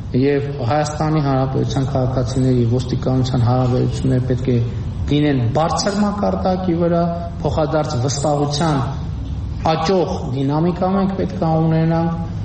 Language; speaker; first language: Armenian; native; Armenian